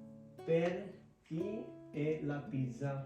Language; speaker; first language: Italian; non-native, fluent; Hindi